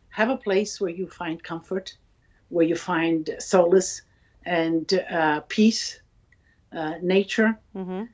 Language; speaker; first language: English; non-native, fluent; Italian